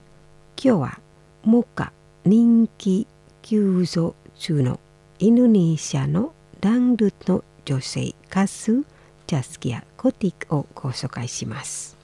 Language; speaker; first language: Japanese; non-native, fluent; Indonesian